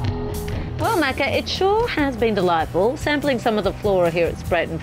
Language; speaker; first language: English; native; English